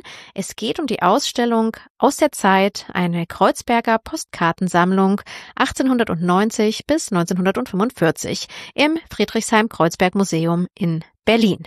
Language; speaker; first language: German; native; German